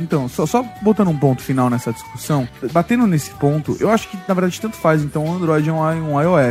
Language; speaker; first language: Portuguese; native; Portuguese